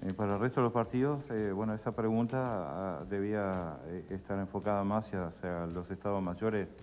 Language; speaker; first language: Spanish; native; Spanish